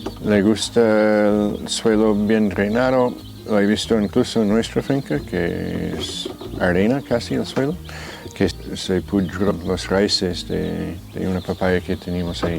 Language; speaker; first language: Spanish; non-native, fluent; English